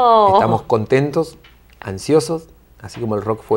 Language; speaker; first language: Spanish; native; Spanish